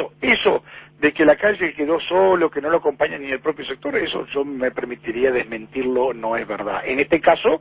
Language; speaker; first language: Spanish; native; Spanish